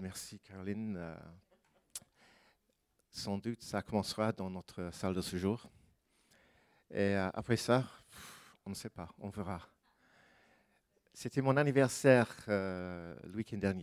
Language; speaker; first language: French; non-native, fluent; English